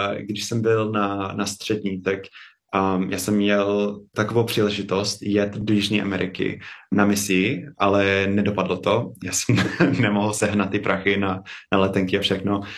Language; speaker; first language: Czech; non-native, fluent; English